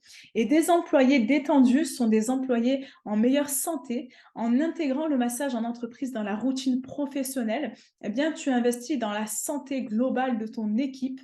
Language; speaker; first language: French; native; French